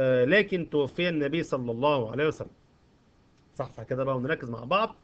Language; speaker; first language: Arabic; native; Arabic